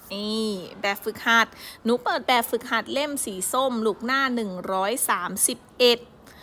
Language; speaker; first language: Thai; native; Thai